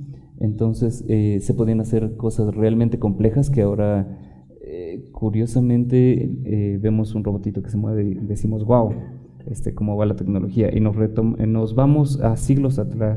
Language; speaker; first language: Spanish; native; Spanish